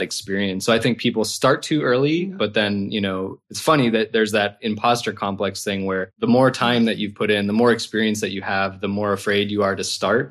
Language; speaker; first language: English; native; English